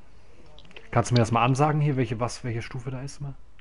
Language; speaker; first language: German; native; German